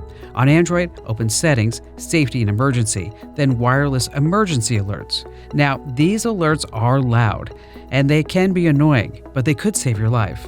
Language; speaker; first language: English; native; English